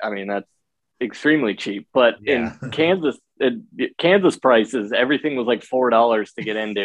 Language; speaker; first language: English; native; English